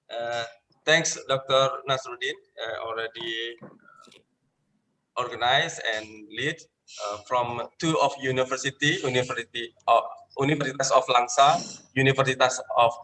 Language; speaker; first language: English; non-native, learner; Indonesian